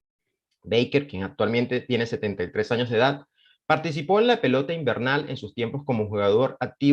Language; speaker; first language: Spanish; native; Spanish